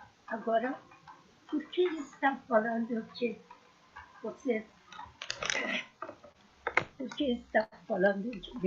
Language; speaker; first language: Portuguese; non-native, fluent; Persian